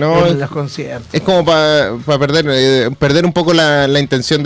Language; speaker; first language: Spanish; native; Spanish